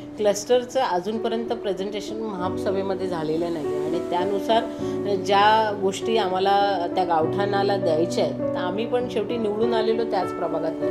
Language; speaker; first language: Marathi; non-native, local second language; Kannada